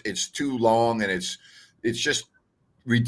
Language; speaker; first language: English; native; English